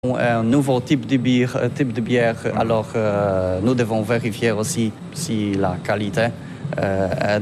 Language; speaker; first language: French; non-native, learner; Polish